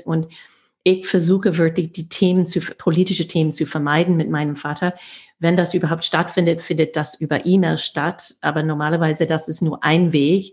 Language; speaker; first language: German; non-native, fluent; English